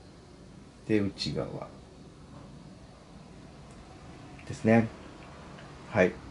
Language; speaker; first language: Japanese; native; Japanese